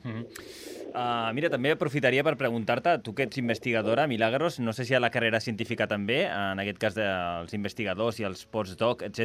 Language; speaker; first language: Catalan; native; Catalan